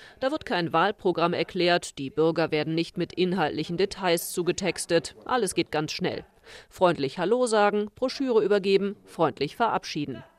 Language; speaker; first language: German; native; German